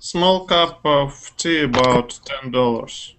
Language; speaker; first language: English; non-native, fluent; Russian